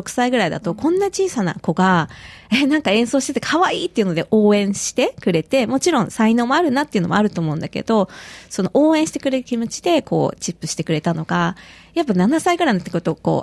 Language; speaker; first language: Japanese; native; Japanese